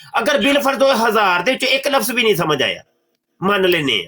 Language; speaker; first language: Urdu; non-native, local second language; Punjabi